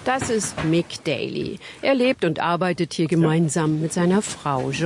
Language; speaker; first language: German; native; German